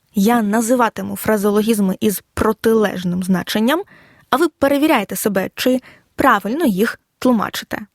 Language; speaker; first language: Ukrainian; native; Ukrainian